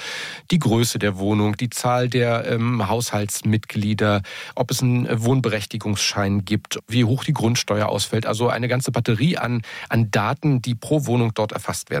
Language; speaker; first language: German; native; German